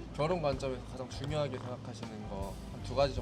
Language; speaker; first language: Korean; native; Korean